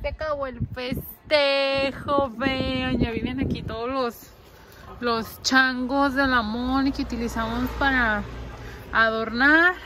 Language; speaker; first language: Spanish; native; Spanish